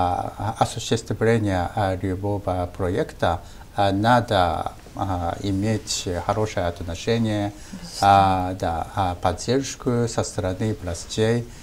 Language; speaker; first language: Russian; non-native, fluent; Japanese